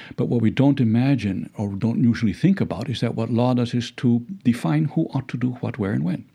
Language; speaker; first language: English; early bilingual, other home language; Spanish